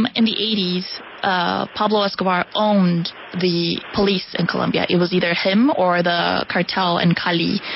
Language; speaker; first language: English; non-native, fluent; Spanish